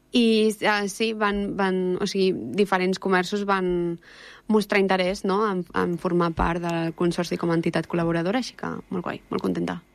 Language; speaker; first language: Catalan; native; Catalan